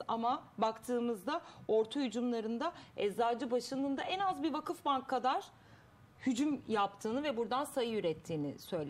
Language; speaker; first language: Turkish; native; Turkish